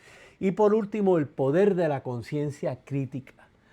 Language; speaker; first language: Spanish; native; Spanish